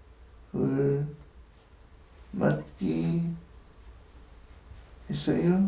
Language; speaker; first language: Korean; non-native, learner; French